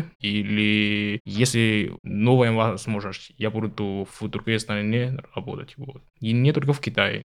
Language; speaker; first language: Russian; non-native, learner; Chinese